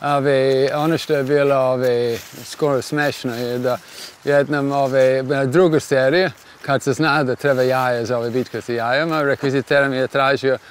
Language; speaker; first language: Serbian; non-native, fluent; English